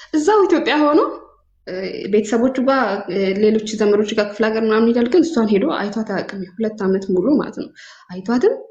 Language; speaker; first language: Amharic; native; Amharic